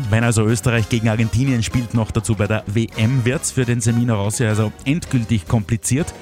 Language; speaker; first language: German; native; German